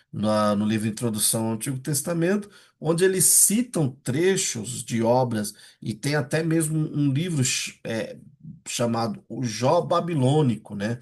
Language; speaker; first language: Portuguese; native; Portuguese